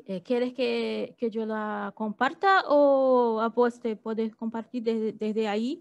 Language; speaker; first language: Spanish; non-native, fluent; Portuguese